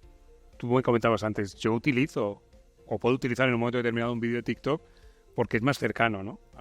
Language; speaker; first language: Spanish; native; Spanish